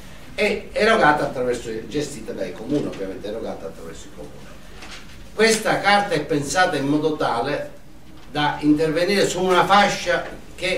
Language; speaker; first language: Italian; native; Italian